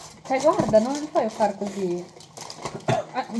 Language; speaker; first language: Italian; non-native, local second language; Filipino